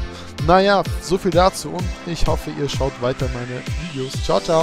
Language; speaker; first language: German; native; German